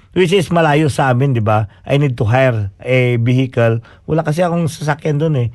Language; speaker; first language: Filipino; native; Filipino